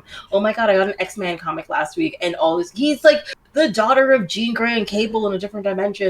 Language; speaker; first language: English; native; English